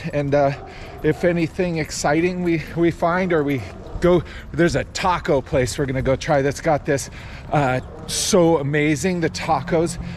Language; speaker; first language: English; native; English